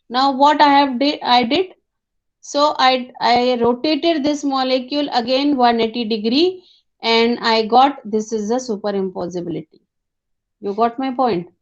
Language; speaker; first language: English; non-native, local second language; Hindi